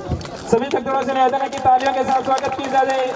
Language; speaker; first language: Hindi; native; Hindi